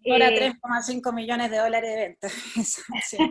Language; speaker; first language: Spanish; native; Spanish